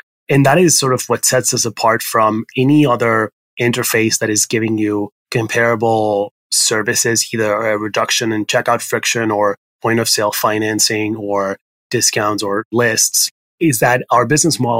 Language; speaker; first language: English; non-native, fluent; Spanish